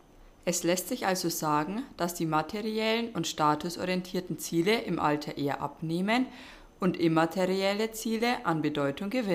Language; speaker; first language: German; native; German